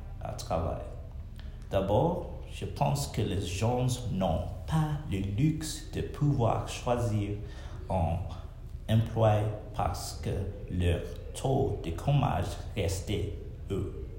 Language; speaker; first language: French; non-native, learner; English